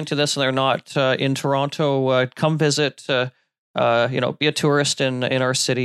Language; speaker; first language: English; native; English